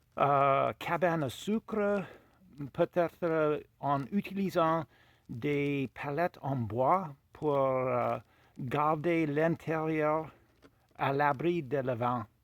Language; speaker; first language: French; non-native, fluent; English